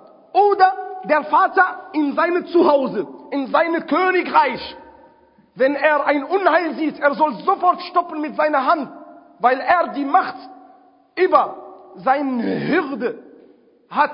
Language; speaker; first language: German; non-native, fluent; Arabic